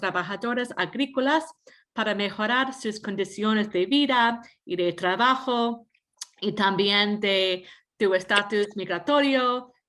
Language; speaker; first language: Spanish; non-native, fluent; English